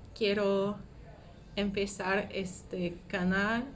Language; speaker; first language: Spanish; non-native, learner; English